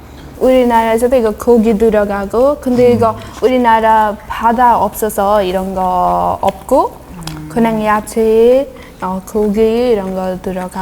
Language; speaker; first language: Korean; non-native, learner; Nepali